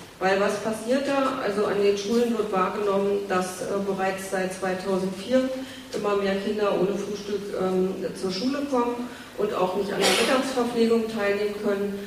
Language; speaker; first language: German; native; German